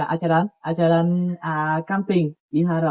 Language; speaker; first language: Indonesian; non-native, learner; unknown